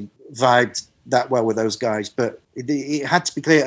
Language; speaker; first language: English; native; English